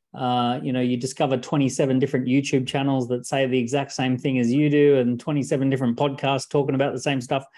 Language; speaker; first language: English; native; English